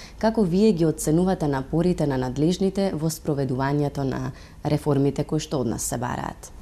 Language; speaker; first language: Macedonian; native; Macedonian